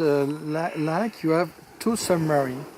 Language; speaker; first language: English; non-native, learner; French